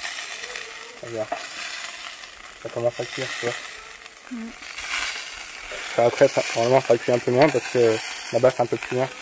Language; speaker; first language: French; native; French